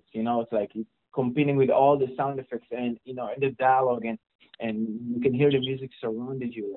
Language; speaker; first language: English; non-native, fluent; Hebrew